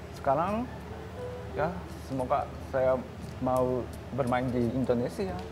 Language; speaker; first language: Indonesian; non-native, learner; Japanese